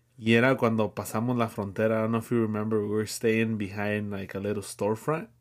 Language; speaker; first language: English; early bilingual, other home language; Spanish